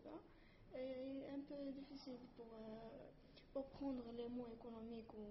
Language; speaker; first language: French; non-native, learner; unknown